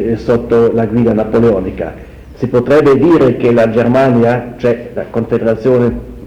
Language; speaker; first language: Italian; non-native, fluent; German